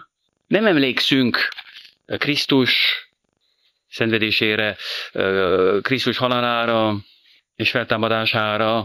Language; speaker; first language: Hungarian; non-native, fluent; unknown